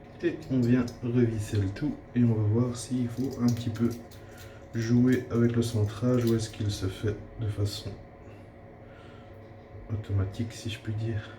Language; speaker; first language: French; native; French